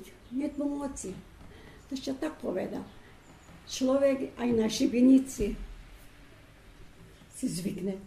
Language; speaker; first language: Slovak; early bilingual, heritage; Slovak